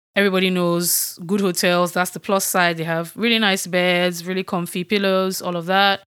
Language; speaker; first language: English; non-native, local second language; Yoruba